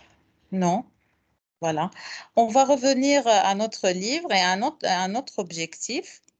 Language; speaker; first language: French; non-native, fluent; Arabic